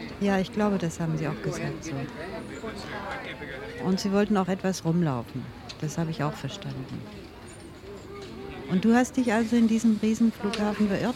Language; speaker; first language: German; native; German